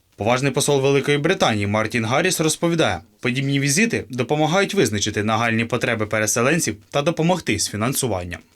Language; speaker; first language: Ukrainian; native; Ukrainian